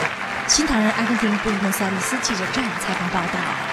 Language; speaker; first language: Chinese; native; Chinese